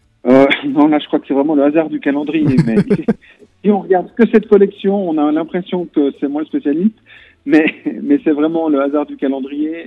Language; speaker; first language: French; native; French